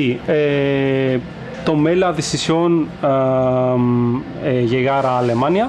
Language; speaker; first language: Spanish; non-native, fluent; Greek